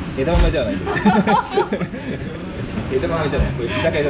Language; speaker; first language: Japanese; native; Japanese